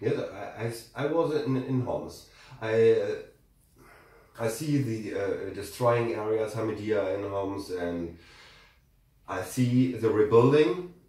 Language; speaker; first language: English; non-native, learner; German